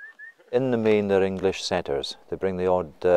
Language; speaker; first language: English; native; English